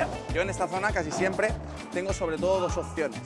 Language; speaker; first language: Spanish; native; Spanish